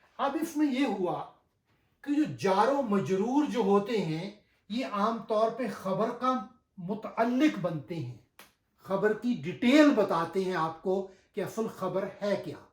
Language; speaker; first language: Urdu; native; Urdu